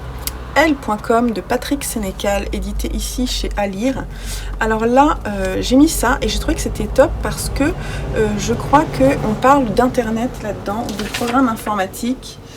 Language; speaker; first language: French; native; French